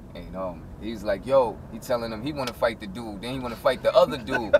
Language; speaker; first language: English; native; English